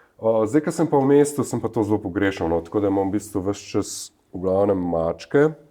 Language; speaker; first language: Slovenian; native; Slovenian